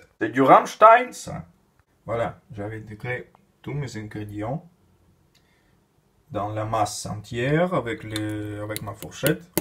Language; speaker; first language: French; non-native, learner; Russian